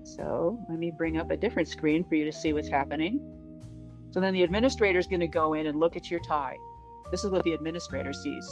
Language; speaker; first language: English; native; English